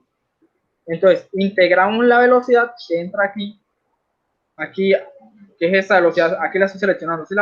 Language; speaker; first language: Spanish; native; Spanish